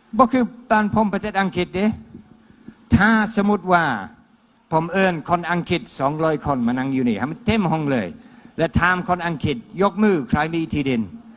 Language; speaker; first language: Thai; non-native, fluent; English